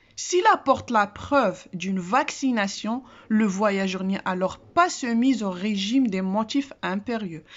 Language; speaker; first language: French; non-native, local second language; Arabic